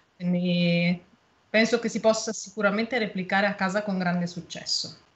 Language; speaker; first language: Italian; native; Italian